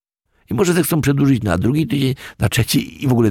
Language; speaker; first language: Polish; native; Polish